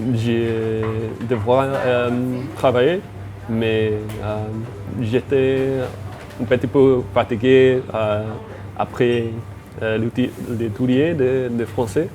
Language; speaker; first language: French; non-native, learner; English